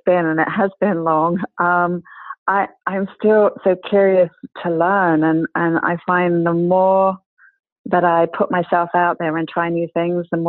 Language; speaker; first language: English; native; English